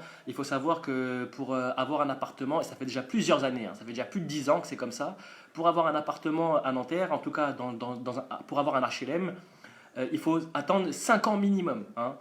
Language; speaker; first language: French; native; French